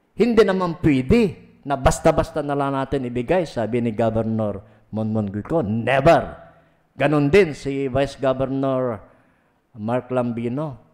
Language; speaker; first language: Filipino; non-native, local second language; Pangasinan